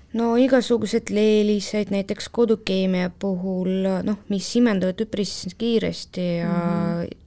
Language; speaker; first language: Estonian; non-native, local second language; Russian